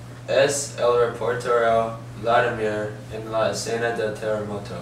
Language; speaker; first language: Spanish; non-native, learner; English